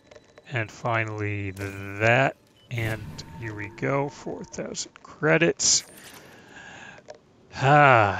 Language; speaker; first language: English; native; English